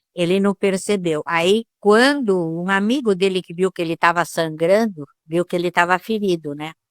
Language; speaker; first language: Portuguese; early bilingual, other home language; Italian